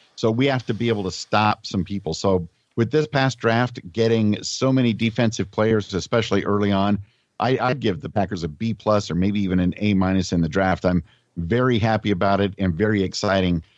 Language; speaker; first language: English; native; English